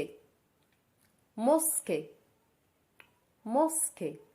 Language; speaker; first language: French; non-native, local second language; Arabic